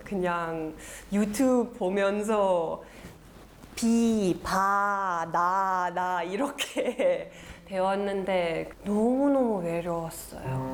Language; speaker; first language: Korean; non-native, fluent; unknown